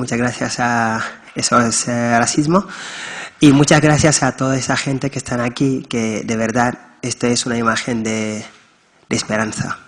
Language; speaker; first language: Spanish; non-native, fluent; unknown